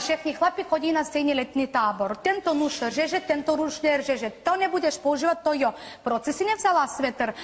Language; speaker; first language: Czech; non-native, fluent; Turkish